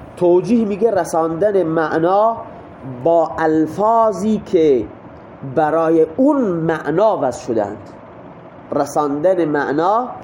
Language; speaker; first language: Persian; non-native, local second language; Baluchi